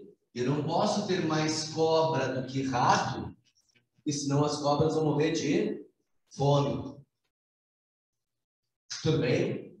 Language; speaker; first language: Portuguese; native; Portuguese